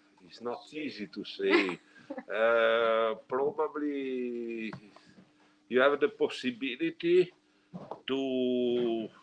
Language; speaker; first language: English; non-native, learner; Italian